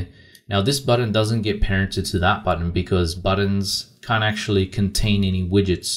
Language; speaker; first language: English; native; English